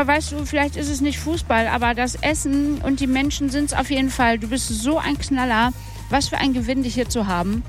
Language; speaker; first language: German; native; German